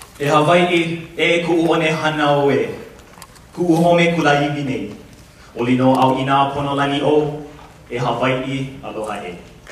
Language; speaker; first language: Japanese; non-native, fluent; English